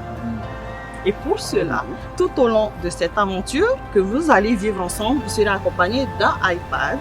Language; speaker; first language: French; native; French